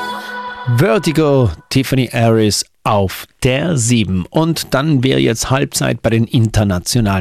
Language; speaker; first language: German; native; German